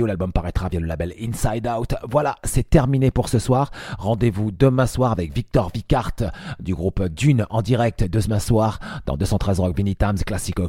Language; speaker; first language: French; native; French